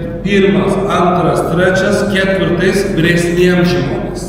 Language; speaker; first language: Lithuanian; non-native, learner; Turkish